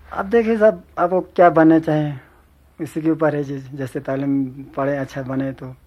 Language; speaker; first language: Urdu; non-native, local second language; Ladakhi